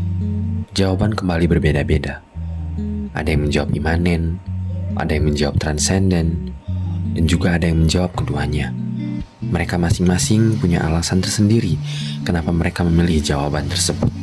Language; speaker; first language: Indonesian; native; Indonesian